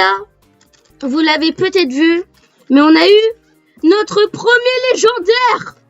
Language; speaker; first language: French; native; French